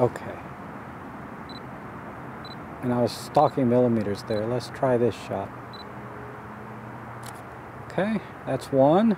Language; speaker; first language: English; native; English